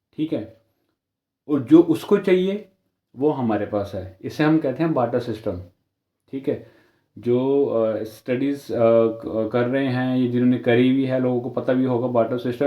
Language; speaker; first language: Hindi; native; Hindi